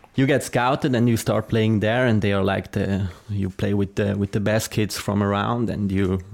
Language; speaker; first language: English; non-native, fluent; Swiss German